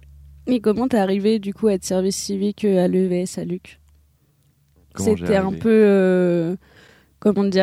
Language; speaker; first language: French; native; French